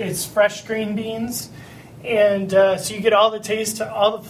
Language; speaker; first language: English; native; English